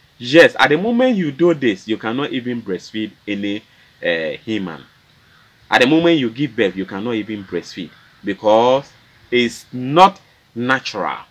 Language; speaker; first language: English; non-native, local second language; Akan